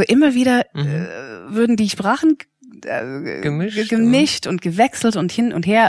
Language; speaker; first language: German; non-native, fluent; English